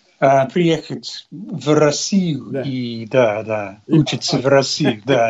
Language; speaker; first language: Russian; non-native, learner; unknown